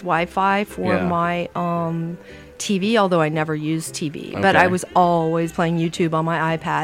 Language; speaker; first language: English; native; English